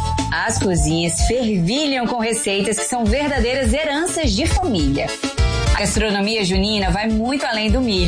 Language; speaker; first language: Portuguese; native; Portuguese